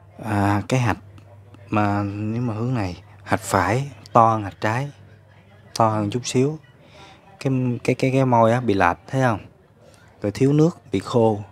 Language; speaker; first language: Vietnamese; native; Vietnamese